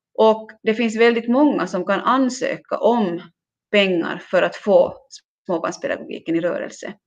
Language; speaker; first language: Swedish; native; Swedish